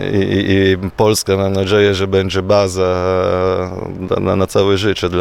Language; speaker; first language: Polish; non-native, fluent; Italian